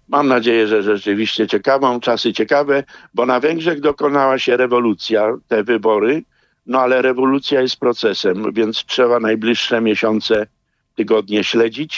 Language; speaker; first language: Polish; native; Polish